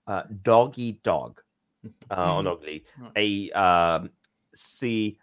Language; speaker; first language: French; non-native, local second language; English